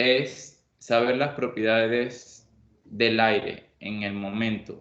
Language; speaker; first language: Spanish; native; Spanish